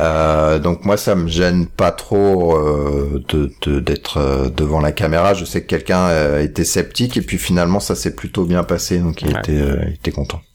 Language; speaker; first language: French; native; French